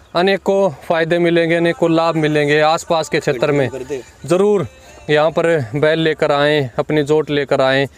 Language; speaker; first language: Hindi; native; Hindi